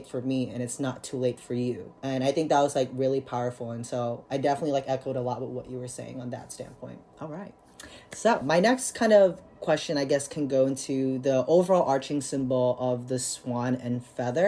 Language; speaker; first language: English; early bilingual, other home language; Cebuano